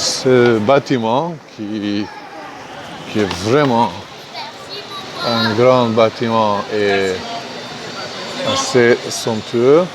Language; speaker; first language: French; non-native, fluent; Hungarian